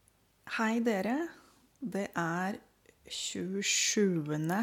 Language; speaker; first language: Norwegian; non-native, fluent; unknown